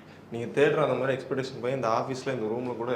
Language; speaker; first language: Tamil; native; Tamil